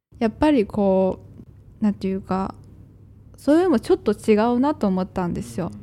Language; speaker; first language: Japanese; non-native, fluent; Chinese